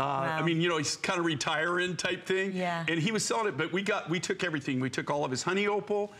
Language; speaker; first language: English; native; English